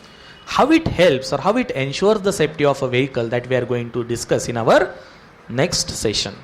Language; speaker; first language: English; non-native, local second language; Marathi